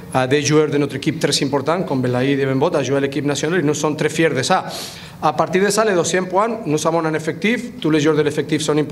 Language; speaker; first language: French; non-native, fluent; Spanish